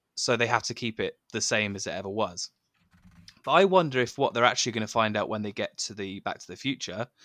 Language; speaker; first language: English; native; English